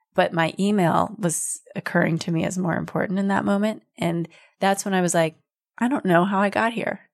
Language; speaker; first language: English; native; English